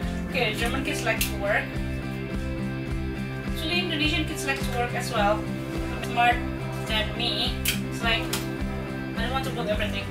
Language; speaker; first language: English; non-native, learner; Indonesian